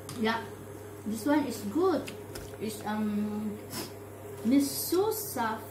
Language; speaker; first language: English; non-native, learner; Filipino